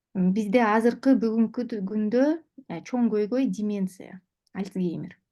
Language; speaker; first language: Kyrgyz; non-native, local second language; Russian